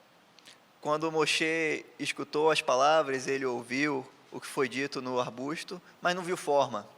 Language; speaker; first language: Portuguese; native; Portuguese